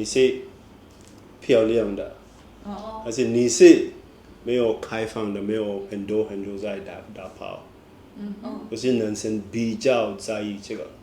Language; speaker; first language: Chinese; non-native, fluent; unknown